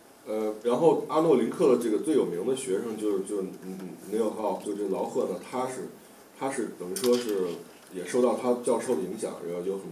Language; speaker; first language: German; non-native, fluent; Chinese